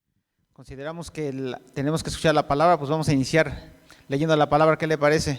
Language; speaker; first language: Spanish; native; Spanish